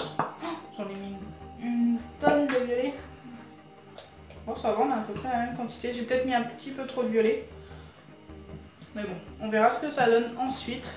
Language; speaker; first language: French; native; French